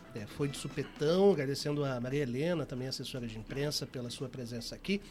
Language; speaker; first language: Portuguese; native; Portuguese